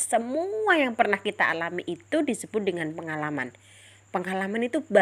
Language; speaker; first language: Indonesian; native; Indonesian